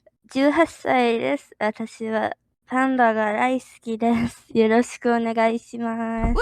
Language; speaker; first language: Japanese; non-native, learner; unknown